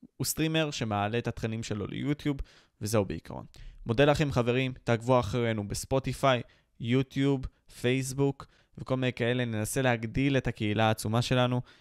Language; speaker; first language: Hebrew; native; Hebrew